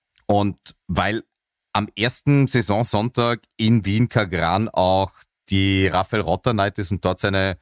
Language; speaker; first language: German; native; German